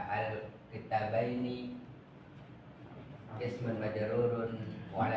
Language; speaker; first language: Arabic; non-native, learner; Indonesian